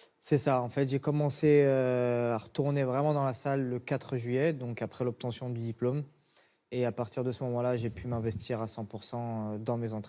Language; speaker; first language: French; native; French